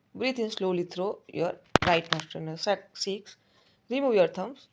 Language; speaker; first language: English; non-native, local second language; Gujarati